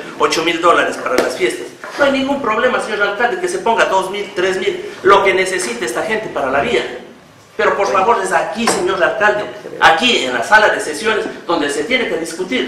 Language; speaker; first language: Spanish; native; Spanish